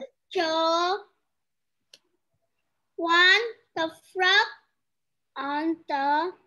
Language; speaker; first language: English; non-native, learner; Vietnamese